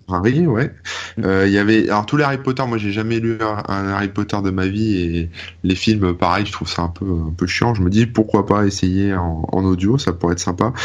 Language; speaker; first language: French; native; French